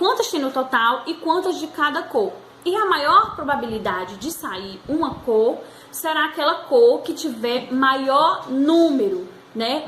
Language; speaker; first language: Portuguese; native; Portuguese